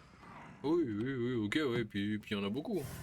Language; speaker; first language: French; native; French